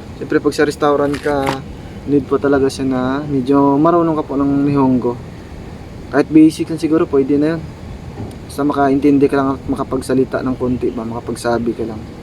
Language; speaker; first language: Filipino; native; Filipino